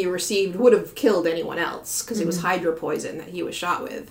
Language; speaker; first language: English; native; English